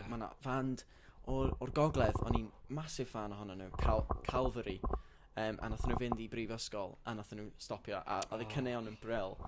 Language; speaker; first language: Welsh; native; Welsh